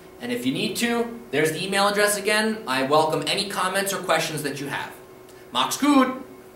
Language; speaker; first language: English; native; English